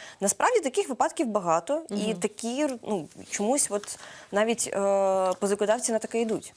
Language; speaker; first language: Ukrainian; native; Ukrainian